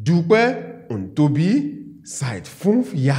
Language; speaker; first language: German; non-native, fluent; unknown